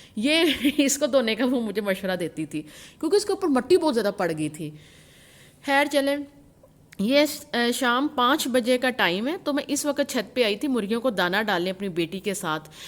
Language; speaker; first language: Urdu; non-native, local second language; Punjabi